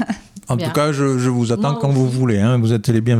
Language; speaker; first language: French; native; French